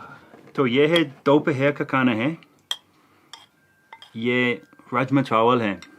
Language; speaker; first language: Hindi; non-native, learner; English